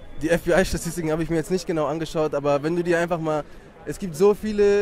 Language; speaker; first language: German; native; German